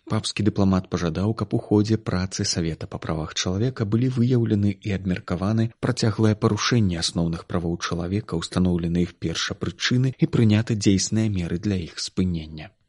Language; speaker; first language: Belarusian; native; Belarusian